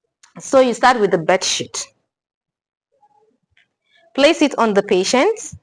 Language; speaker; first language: English; non-native, local second language; Igbo